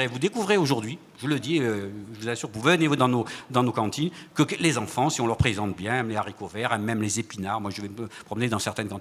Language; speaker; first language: French; native; French